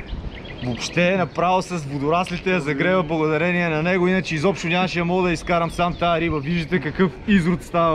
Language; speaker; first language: Bulgarian; native; Bulgarian